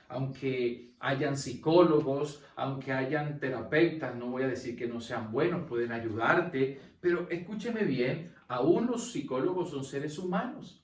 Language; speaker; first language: Spanish; native; Spanish